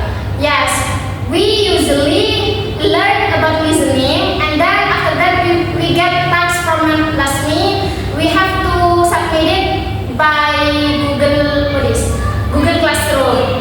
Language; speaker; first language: English; non-native, learner; Indonesian